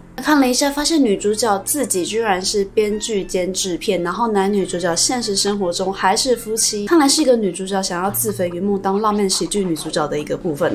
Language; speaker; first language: Chinese; native; Chinese